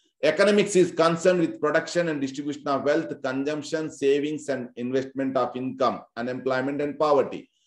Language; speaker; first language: English; non-native, local second language; Telugu